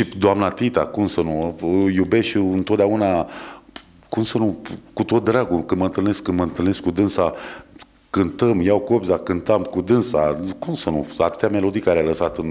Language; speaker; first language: Romanian; native; Romanian